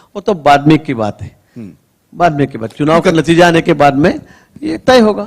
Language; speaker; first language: Hindi; non-native, local second language; Marathi